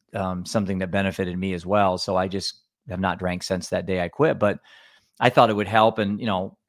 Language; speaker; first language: English; native; English